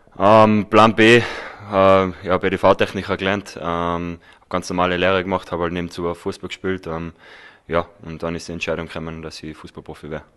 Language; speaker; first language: German; native; German